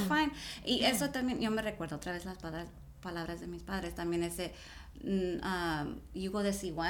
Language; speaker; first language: Spanish; early bilingual, heritage; Spanish